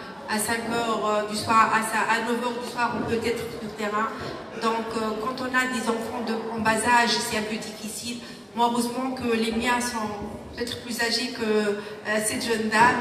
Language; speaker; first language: French; non-native, local second language; Arabic